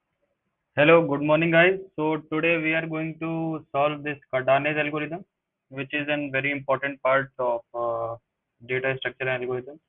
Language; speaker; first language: English; non-native, local second language; Hindi